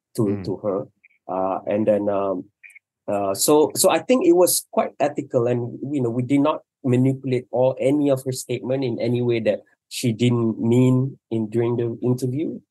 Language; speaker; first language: English; non-native, local second language; Malay